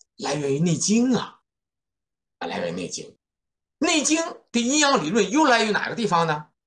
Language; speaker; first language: Chinese; native; Chinese